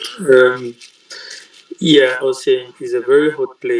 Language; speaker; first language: English; non-native, learner; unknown